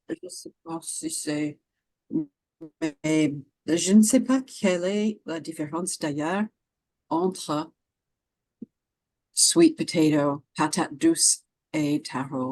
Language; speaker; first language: French; non-native, fluent; English